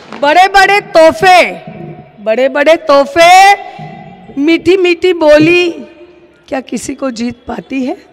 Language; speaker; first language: Hindi; non-native, local second language; Marathi